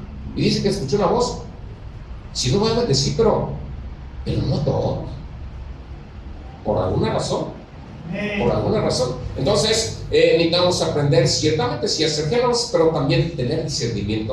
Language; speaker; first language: Spanish; native; Spanish